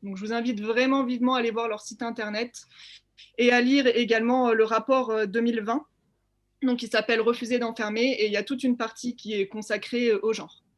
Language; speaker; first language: French; native; French